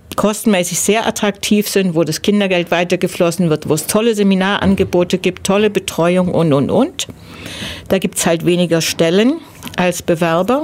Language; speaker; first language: German; native; German